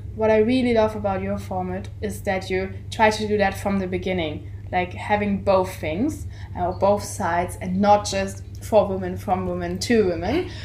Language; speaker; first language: English; non-native, fluent; German